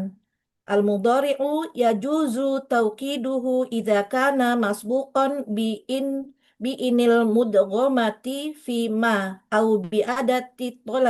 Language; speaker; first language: Arabic; non-native, learner; Indonesian